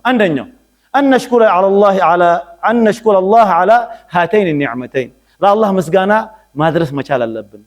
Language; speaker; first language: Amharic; non-native, local second language; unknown